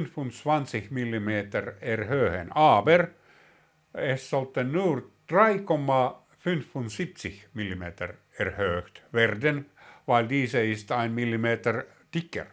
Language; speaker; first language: German; non-native, learner; Finnish